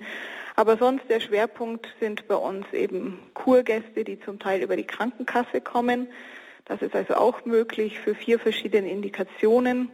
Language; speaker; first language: German; native; German